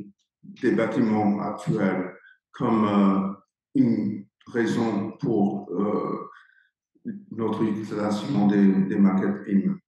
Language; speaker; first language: French; non-native, fluent; English